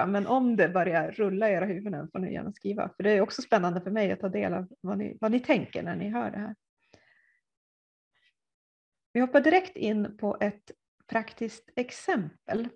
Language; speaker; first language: Swedish; native; Swedish